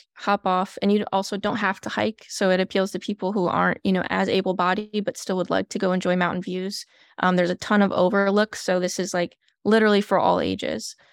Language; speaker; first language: English; native; English